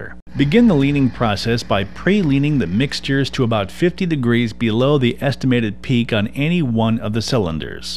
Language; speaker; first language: English; native; English